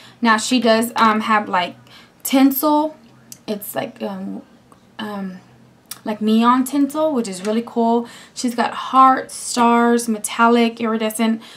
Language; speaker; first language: English; native; English